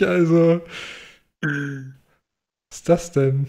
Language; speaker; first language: German; native; German